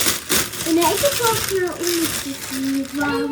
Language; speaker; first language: Dutch; early bilingual, other home language; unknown